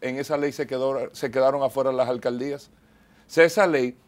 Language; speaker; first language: Spanish; native; Spanish